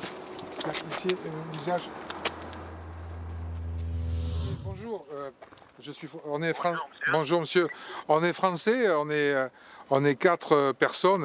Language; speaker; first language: French; native; French